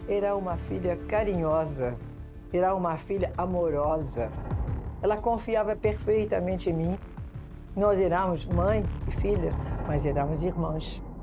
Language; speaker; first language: Portuguese; non-native, fluent; French